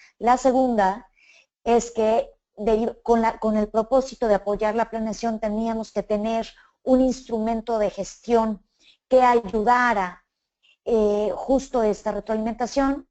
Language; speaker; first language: Spanish; native; Spanish